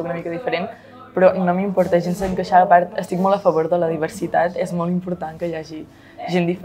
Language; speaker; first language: Catalan; non-native, local second language; Spanish